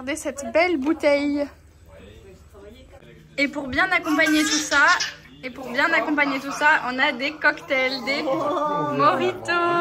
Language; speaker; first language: French; native; French